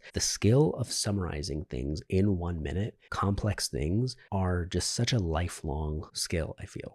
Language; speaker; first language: English; native; English